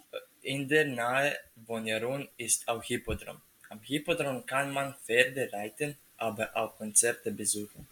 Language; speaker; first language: German; non-native, learner; Croatian